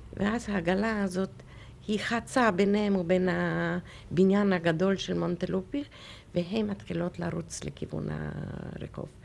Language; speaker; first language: Hebrew; non-native, fluent; Polish